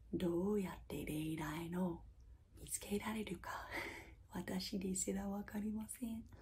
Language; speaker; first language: Japanese; non-native, fluent; English